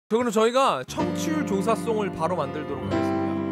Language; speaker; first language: Korean; native; Korean